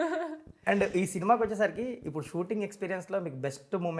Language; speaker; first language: Telugu; native; Telugu